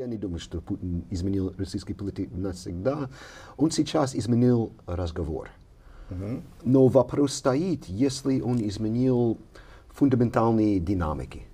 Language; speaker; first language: Russian; non-native, fluent; English